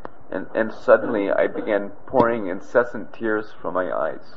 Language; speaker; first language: English; native; English